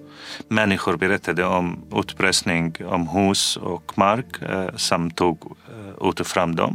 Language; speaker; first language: Swedish; non-native, fluent; Arabic